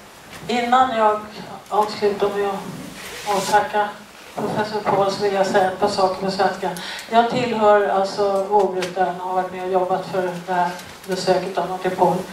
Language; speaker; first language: Swedish; native; Swedish